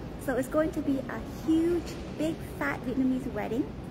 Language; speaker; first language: English; early bilingual, other home language; Vietnamese